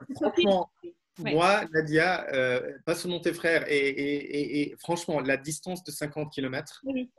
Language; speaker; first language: French; non-native, local second language; Arabic